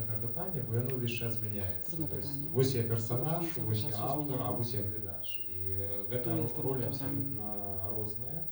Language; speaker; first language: Belarusian; non-native, local second language; Russian